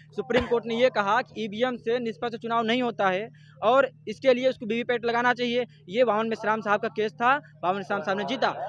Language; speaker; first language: Hindi; native; Hindi